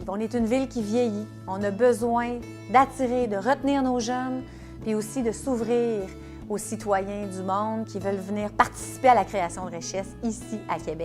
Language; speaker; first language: French; native; French